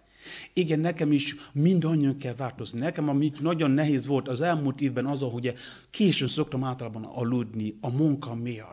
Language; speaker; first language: Hungarian; non-native, learner; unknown